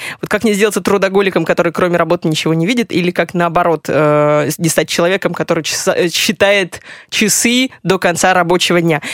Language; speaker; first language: Russian; native; Russian